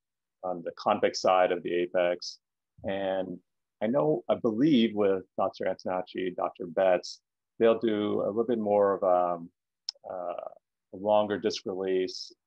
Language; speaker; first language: English; native; English